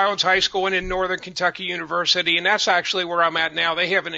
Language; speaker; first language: English; native; English